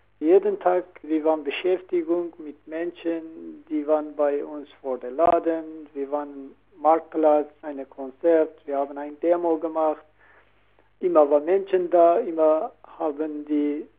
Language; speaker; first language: German; non-native, learner; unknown